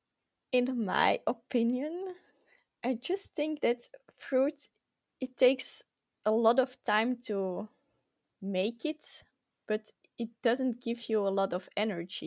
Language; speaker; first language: English; non-native, fluent; Dutch